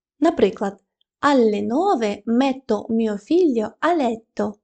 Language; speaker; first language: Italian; non-native, fluent; Ukrainian